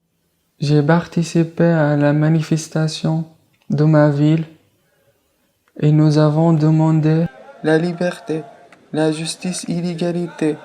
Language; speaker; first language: French; non-native, fluent; Arabic